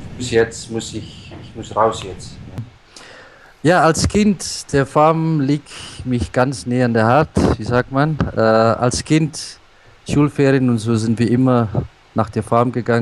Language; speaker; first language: German; non-native, local second language; Afrikaans